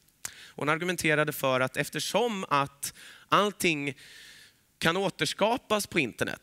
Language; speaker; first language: Swedish; native; Swedish